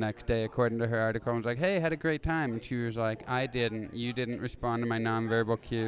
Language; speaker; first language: English; native; English